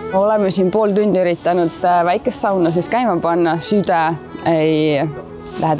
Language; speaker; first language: Estonian; native; Estonian